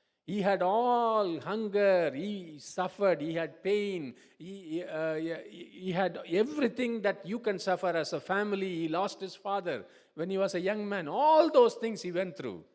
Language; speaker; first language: English; non-native, local second language; Tamil